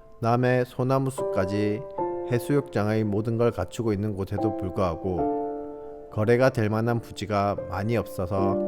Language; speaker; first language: Korean; native; Korean